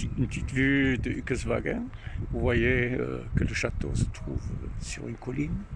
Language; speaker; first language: French; non-native, learner; German